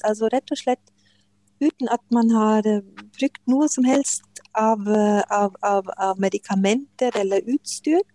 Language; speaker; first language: Norwegian; non-native, fluent; German